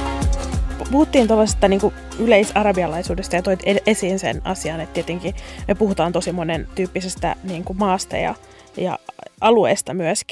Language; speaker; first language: Finnish; native; Finnish